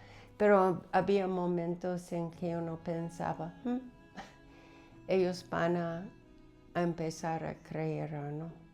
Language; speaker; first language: Spanish; non-native, fluent; English